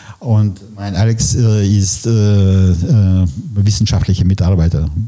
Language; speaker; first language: German; non-native, fluent; Russian